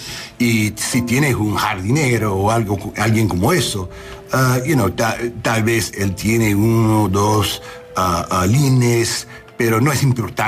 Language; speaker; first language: Spanish; non-native, learner; English